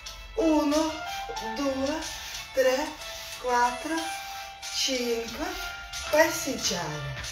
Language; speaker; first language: Italian; non-native, learner; Russian